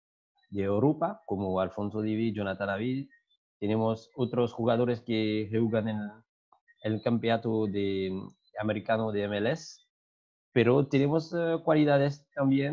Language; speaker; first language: Spanish; non-native, learner; French